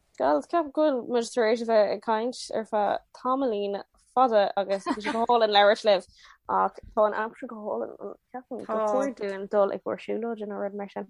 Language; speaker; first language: Irish; non-native, local second language; English